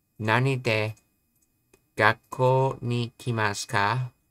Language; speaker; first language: Japanese; non-native, learner; English